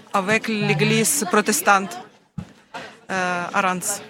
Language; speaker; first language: French; non-native, learner; Ukrainian